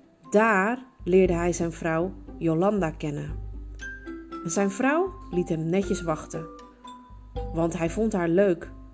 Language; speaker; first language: Dutch; native; Dutch